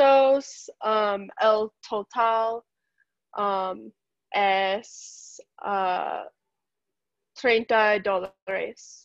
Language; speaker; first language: Spanish; non-native, learner; English